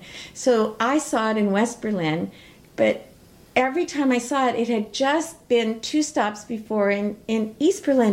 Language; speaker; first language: English; native; English